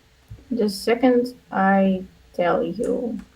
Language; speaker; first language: English; non-native, learner; Russian